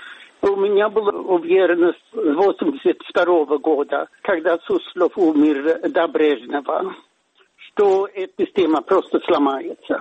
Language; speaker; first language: Russian; non-native, fluent; Swedish